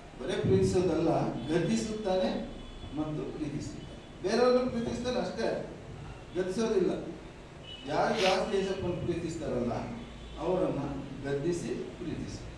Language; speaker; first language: Kannada; non-native, local second language; Telugu